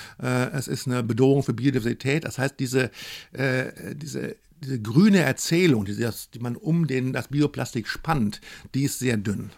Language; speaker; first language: German; native; German